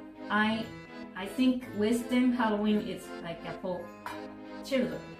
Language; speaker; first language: English; non-native, learner; Japanese